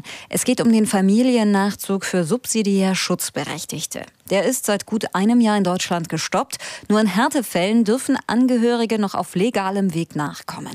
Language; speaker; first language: German; native; German